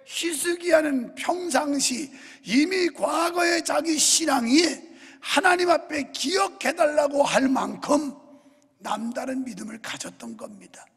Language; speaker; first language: Korean; native; Korean